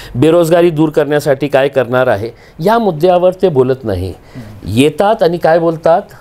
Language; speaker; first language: Marathi; non-native, local second language; Urdu